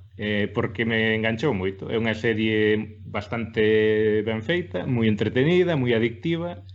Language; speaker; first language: Galician; non-native, local second language; Spanish